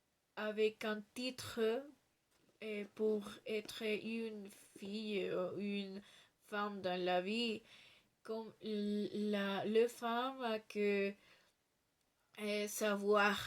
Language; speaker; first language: French; non-native, learner; Spanish